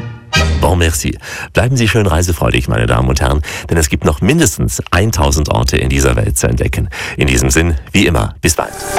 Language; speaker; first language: German; native; German